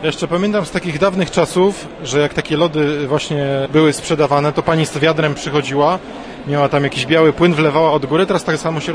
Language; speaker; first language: Polish; native; Polish